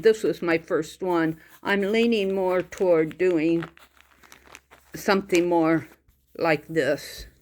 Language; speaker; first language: English; native; English